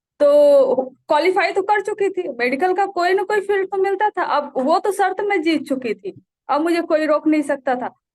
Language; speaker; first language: Hindi; native; Hindi